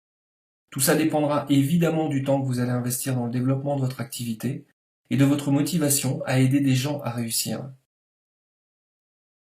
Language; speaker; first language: French; native; French